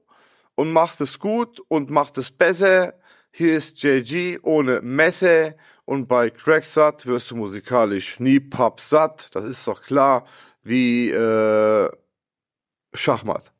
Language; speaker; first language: German; native; German